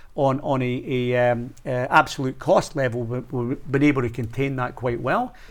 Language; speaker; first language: English; native; English